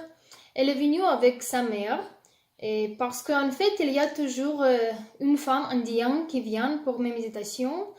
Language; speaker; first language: French; non-native, learner; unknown